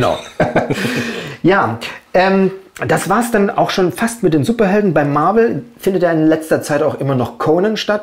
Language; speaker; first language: German; native; German